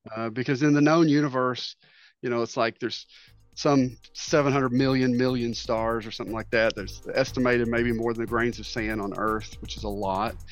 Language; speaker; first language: English; native; English